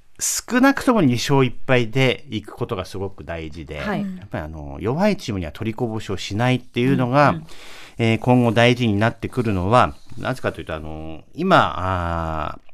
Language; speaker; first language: Japanese; native; Japanese